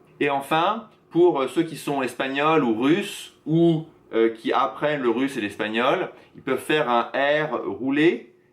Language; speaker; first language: French; native; French